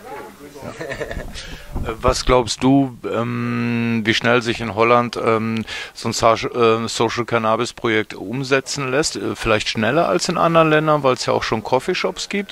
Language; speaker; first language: German; native; German